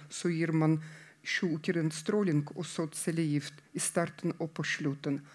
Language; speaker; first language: Norwegian; non-native, fluent; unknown